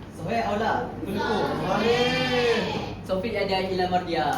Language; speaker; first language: Arabic; non-native, learner; Malay